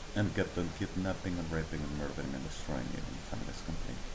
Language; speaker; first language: English; non-native, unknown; Spanish